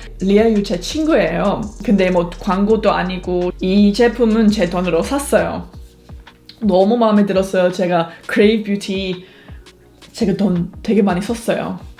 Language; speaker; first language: Korean; non-native, fluent; English